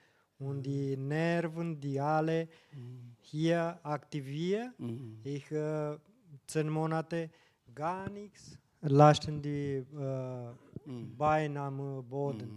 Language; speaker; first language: German; non-native, learner; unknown